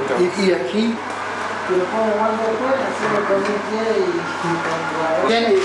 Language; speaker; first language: Spanish; non-native, learner; French